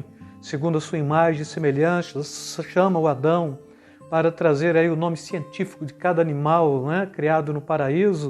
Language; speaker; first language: Portuguese; native; Portuguese